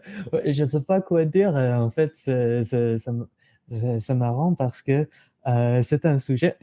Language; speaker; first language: French; non-native, fluent; English